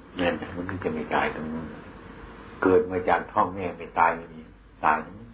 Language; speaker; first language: Thai; non-native, local second language; Northeastern Thai